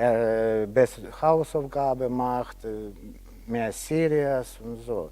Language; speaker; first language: German; non-native, learner; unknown